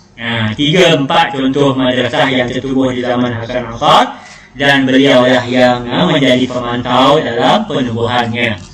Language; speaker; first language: Malay; native; Malay